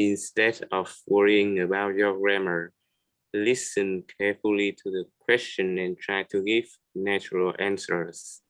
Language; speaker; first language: English; non-native, learner; Vietnamese